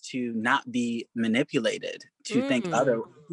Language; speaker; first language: English; native; English